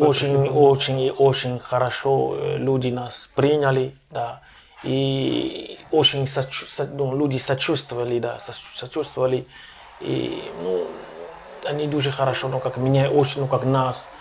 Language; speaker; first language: Russian; non-native, local second language; Ukrainian